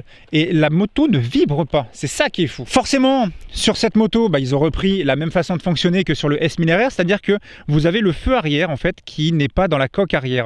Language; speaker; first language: French; native; French